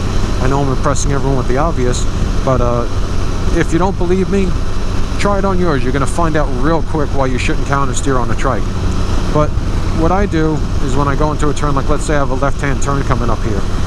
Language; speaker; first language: English; native; English